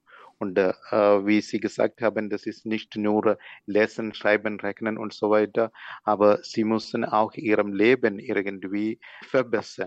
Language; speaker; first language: German; non-native, learner; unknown